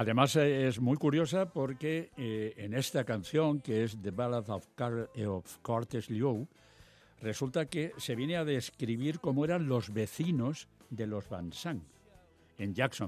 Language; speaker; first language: Spanish; native; Spanish